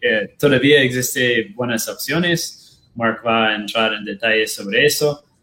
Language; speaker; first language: Spanish; non-native, learner; Portuguese